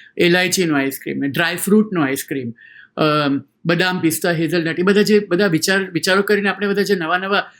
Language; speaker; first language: Gujarati; native; Gujarati